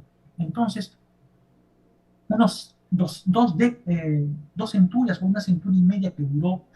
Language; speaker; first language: Spanish; native; Spanish